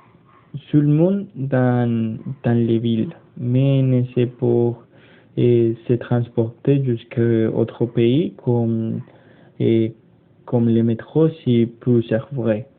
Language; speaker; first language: French; non-native, learner; Spanish